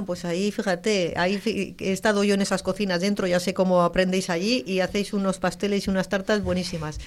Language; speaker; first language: Spanish; native; Spanish